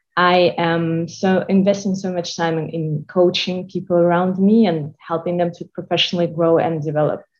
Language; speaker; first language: English; non-native, fluent; Russian